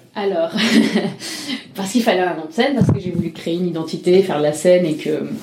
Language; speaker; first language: French; native; French